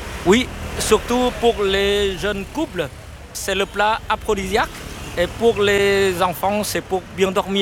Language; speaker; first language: French; non-native, fluent; Vietnamese